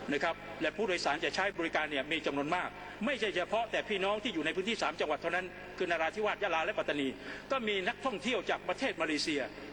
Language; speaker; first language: Thai; non-native, local second language; Pattani Malay